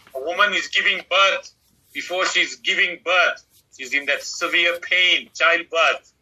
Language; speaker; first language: English; native; English